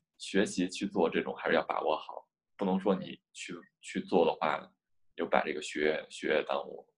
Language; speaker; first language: Chinese; native; Chinese